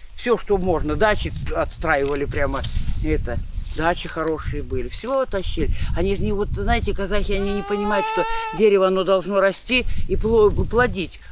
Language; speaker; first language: Russian; native; Russian